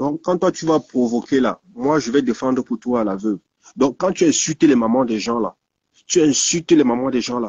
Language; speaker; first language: French; native; French